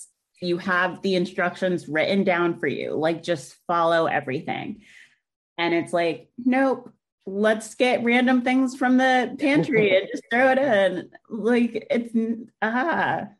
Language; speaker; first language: English; native; English